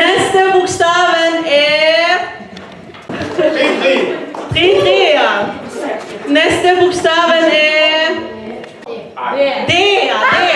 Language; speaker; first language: Norwegian; non-native, fluent; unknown